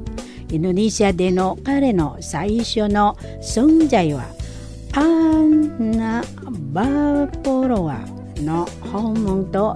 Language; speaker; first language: Japanese; non-native, learner; Indonesian